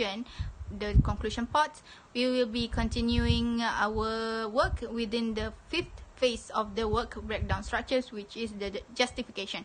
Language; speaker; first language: English; non-native, local second language; Malay